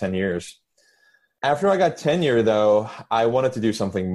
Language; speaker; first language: English; non-native, fluent; Turkish